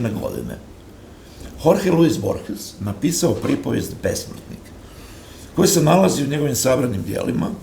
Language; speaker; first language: Croatian; native; Croatian